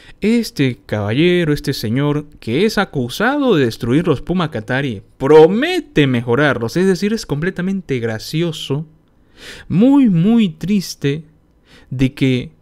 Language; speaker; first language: Spanish; native; Spanish